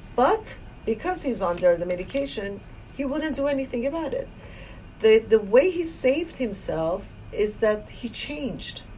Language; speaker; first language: English; non-native, fluent; Persian